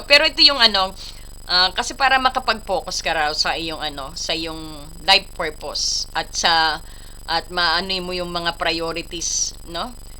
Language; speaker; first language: Filipino; native; Filipino